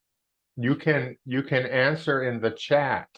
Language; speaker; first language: English; non-native, fluent; Vietnamese